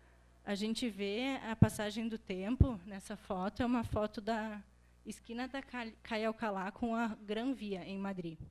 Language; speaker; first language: Portuguese; native; Portuguese